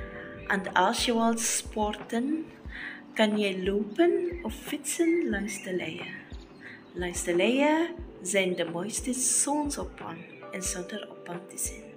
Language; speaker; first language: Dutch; non-native, learner; Filipino